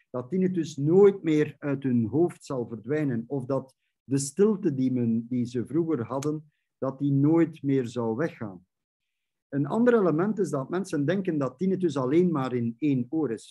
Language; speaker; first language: Dutch; native; Dutch